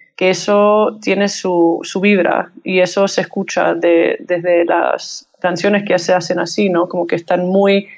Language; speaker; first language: Spanish; early bilingual, heritage; English